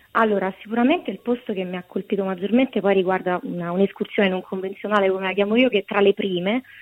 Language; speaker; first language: Italian; native; Italian